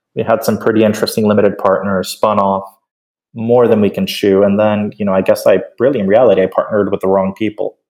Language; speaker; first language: English; early bilingual, other home language; Spanish